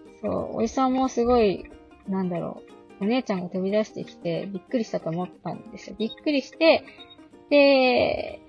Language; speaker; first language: Japanese; native; Japanese